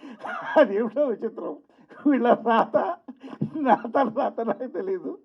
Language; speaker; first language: Telugu; native; Telugu